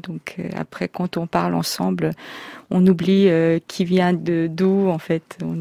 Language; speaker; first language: French; non-native, fluent; Korean